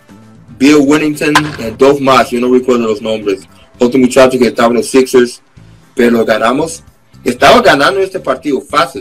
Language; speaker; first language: Spanish; non-native, fluent; English